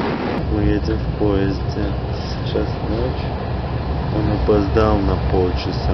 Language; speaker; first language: Russian; non-native, local second language; Georgian